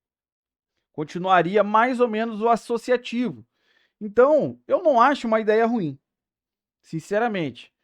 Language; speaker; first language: Portuguese; native; Portuguese